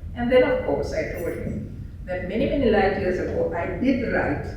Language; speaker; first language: English; non-native, local second language; Sinhala